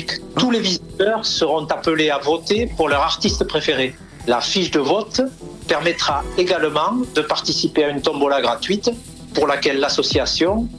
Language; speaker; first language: French; native; French